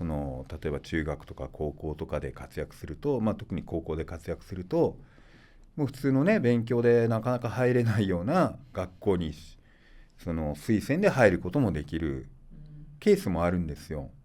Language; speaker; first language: Japanese; native; Japanese